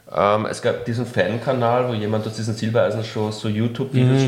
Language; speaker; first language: German; native; German